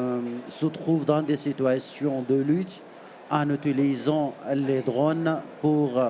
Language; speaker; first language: French; non-native, fluent; Arabic